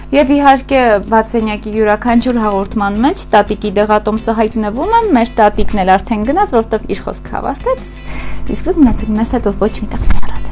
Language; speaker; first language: Armenian; native; Armenian